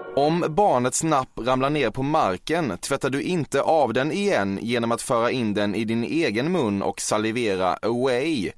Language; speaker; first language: Swedish; native; Swedish